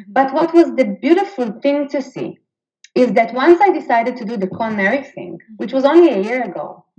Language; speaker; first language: English; non-native, fluent; Hebrew